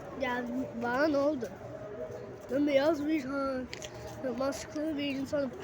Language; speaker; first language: Turkish; early bilingual, heritage; Turkish